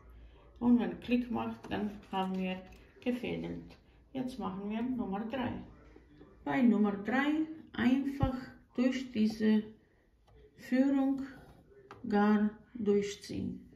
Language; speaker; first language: German; non-native, fluent; Croatian